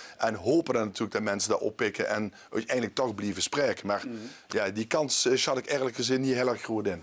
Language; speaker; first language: Dutch; native; Dutch